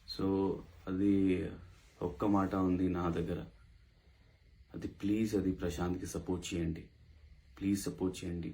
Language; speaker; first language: Telugu; non-native, learner; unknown